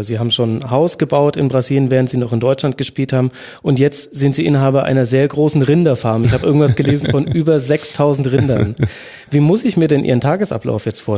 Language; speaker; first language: German; native; German